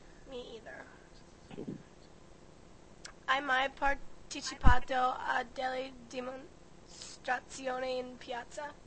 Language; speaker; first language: Italian; non-native, learner; English